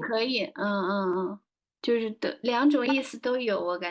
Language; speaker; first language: Chinese; native; Chinese